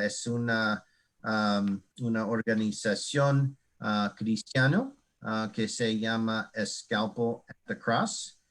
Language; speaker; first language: Spanish; non-native, learner; English